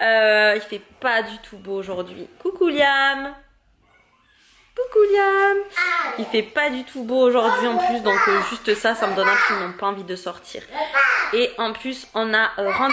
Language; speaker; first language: French; native; French